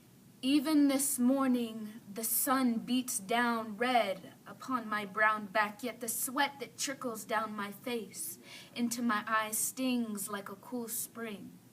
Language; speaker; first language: English; native; English